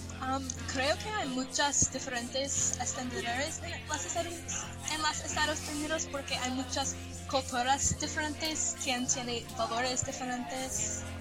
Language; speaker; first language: Spanish; non-native, learner; English